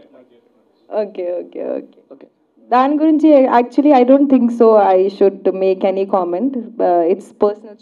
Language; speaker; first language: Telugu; non-native, learner; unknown